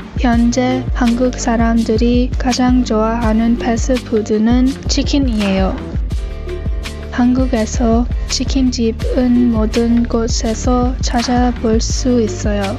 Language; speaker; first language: Korean; non-native, learner; English